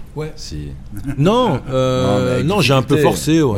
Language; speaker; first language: French; native; French